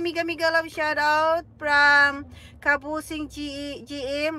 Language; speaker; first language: English; non-native, local second language; Cebuano